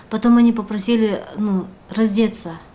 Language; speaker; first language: Russian; native; Russian